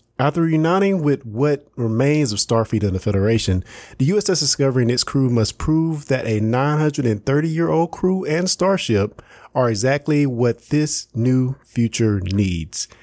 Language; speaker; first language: English; native; English